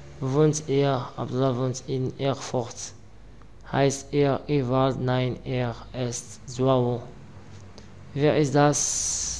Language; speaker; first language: German; non-native, learner; Arabic